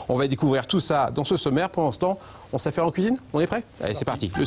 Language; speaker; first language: French; native; French